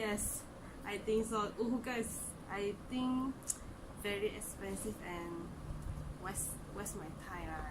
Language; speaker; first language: English; non-native, local second language; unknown